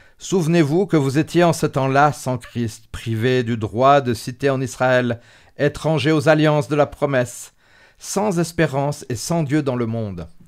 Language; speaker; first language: French; native; French